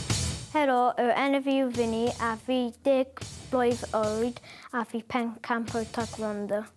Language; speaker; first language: Welsh; non-native, local second language; English